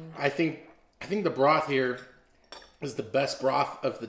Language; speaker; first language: English; native; English